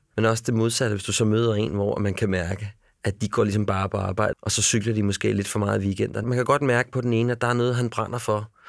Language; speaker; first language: Danish; native; Danish